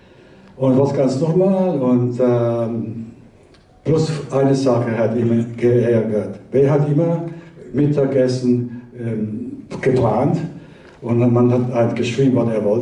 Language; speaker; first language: German; early bilingual, heritage; Italian